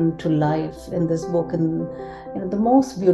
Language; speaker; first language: English; non-native, local second language; Tamil